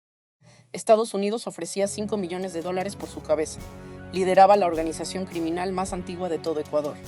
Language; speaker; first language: Spanish; native; Spanish